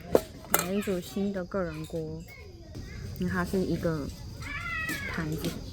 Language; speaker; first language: Chinese; native; Chinese